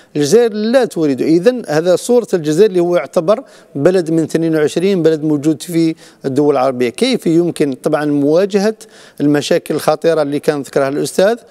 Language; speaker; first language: Arabic; native; Arabic